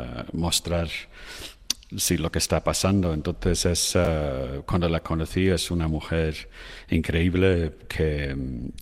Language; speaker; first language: Spanish; non-native, fluent; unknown